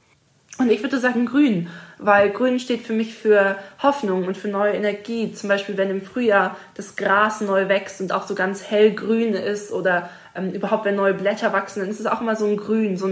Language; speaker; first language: German; native; German